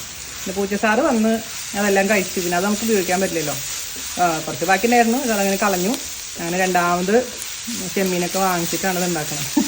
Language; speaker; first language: Malayalam; native; Malayalam